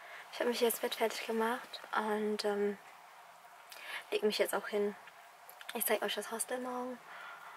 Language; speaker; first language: German; early bilingual, other home language; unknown